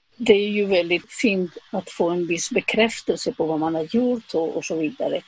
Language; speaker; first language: Swedish; non-native, fluent; Spanish